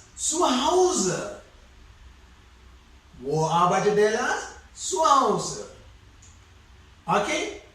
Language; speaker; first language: German; non-native, fluent; Sinhala